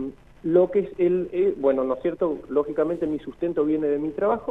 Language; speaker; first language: Spanish; native; Spanish